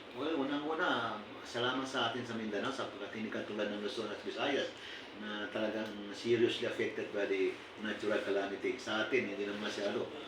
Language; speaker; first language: Filipino; non-native, local second language; Maguindanaon